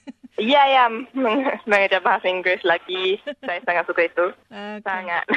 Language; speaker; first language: Indonesian; non-native, learner; English